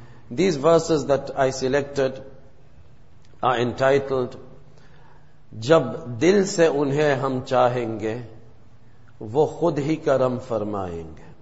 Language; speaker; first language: English; native; English